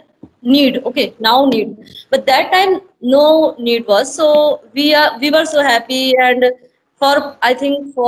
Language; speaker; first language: English; non-native, learner; Hindi